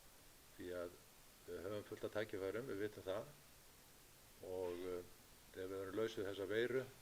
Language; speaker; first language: Icelandic; native; Icelandic